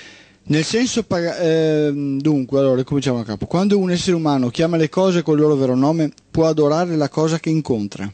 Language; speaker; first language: Italian; native; Italian